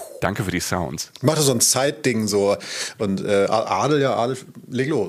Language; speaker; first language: German; native; German